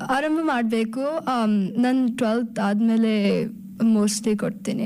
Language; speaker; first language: Kannada; early bilingual, heritage; Kannada